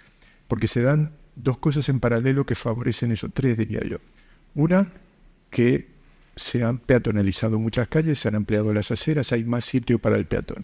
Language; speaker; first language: Spanish; native; Spanish